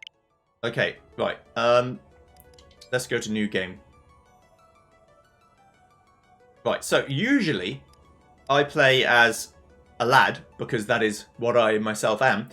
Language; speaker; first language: English; native; English